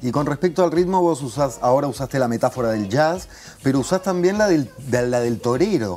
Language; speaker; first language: Spanish; native; Spanish